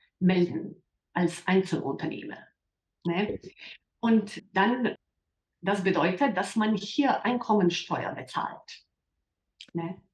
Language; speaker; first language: German; non-native, fluent; Slovenian